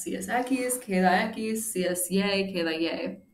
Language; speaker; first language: Spanish; non-native, fluent; English